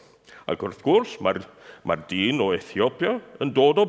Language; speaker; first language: Welsh; non-native, fluent; English